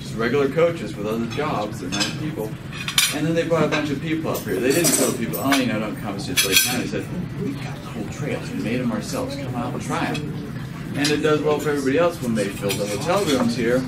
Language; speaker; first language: English; non-native, fluent; Danish